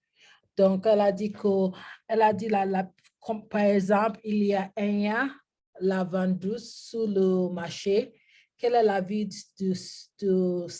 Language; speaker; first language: French; non-native, learner; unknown